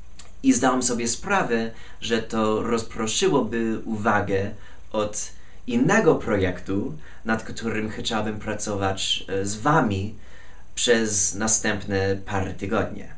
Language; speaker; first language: Polish; non-native, fluent; English